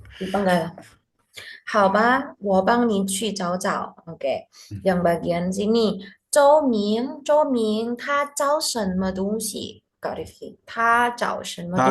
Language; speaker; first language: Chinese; non-native, fluent; Indonesian